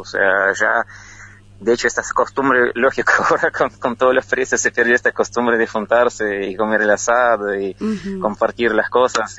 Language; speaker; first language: Spanish; non-native, fluent; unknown